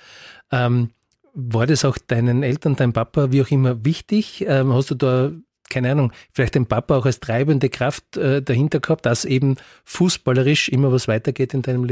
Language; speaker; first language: German; native; German